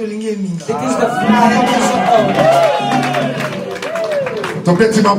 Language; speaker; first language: Dutch; non-native, fluent; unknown